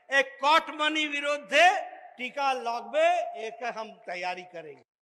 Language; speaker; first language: Hindi; native; Hindi